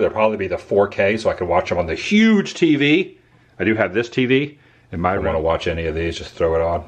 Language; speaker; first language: English; native; English